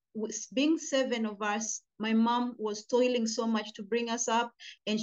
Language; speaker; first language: English; non-native, local second language; Luyia